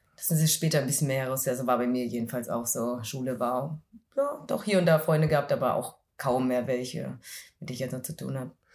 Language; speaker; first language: German; early bilingual, other home language; Vietnamese